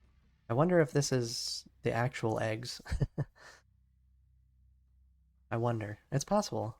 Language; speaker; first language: English; native; English